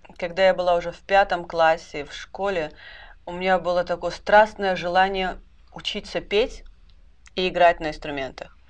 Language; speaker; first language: Russian; native; Russian